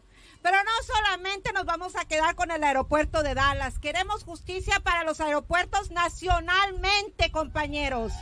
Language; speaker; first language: Spanish; early bilingual, heritage; Spanish